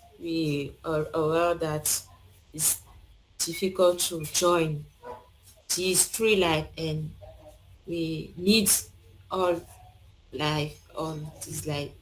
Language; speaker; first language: English; non-native, learner; French